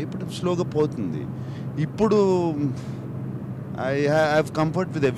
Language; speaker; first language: Telugu; native; Telugu